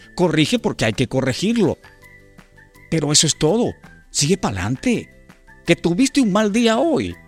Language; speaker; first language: Spanish; native; Spanish